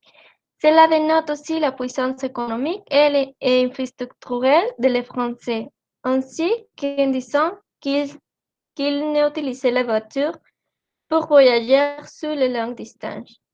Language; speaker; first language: French; non-native, learner; Spanish